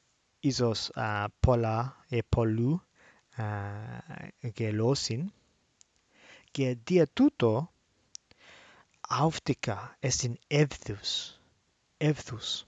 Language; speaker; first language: Greek; non-native, fluent; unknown